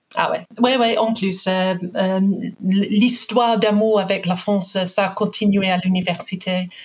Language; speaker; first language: French; non-native, fluent; English